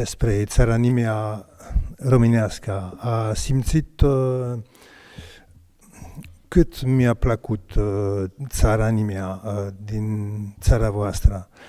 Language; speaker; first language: Romanian; non-native, learner; French